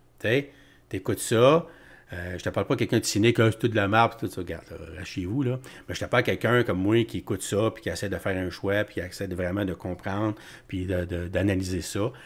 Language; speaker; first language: French; native; French